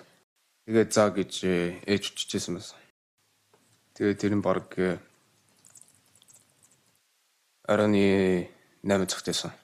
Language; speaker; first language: Mongolian; early bilingual, heritage; Mongolian